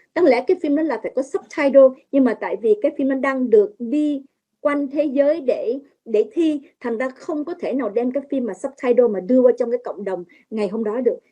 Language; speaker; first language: Vietnamese; early bilingual, heritage; Vietnamese